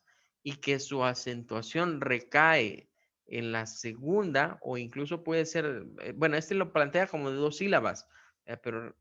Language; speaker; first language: Spanish; native; Spanish